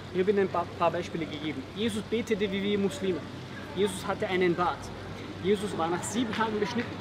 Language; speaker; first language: German; early bilingual, other home language; Bosnian